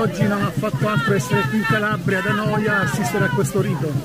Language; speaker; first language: Italian; native; Italian